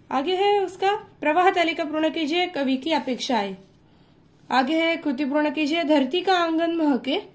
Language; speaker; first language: Hindi; non-native, local second language; Marathi